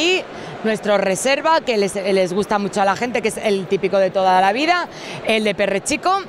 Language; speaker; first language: Spanish; native; Spanish